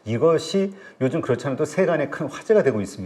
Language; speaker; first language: Korean; native; Korean